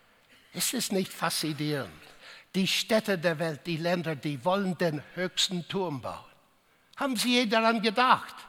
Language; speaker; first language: German; non-native, fluent; English